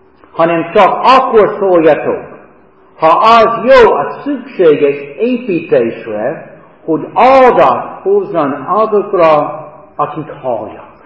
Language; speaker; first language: Hungarian; non-native, fluent; English